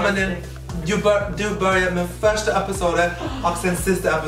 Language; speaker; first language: Swedish; non-native, fluent; English